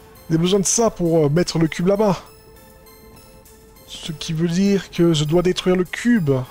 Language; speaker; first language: French; native; French